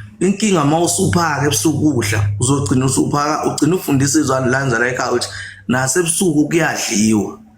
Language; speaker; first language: Zulu; native; Zulu